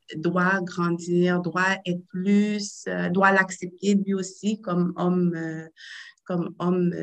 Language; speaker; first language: French; native; French